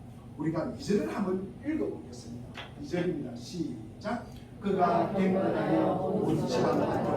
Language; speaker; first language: Korean; native; Korean